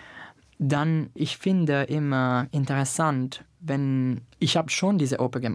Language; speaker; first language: German; non-native, fluent; Italian